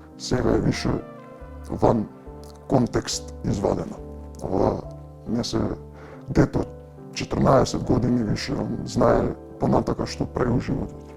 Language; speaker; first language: Macedonian; native; Macedonian